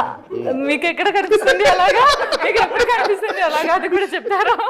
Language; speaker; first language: Telugu; non-native, learner; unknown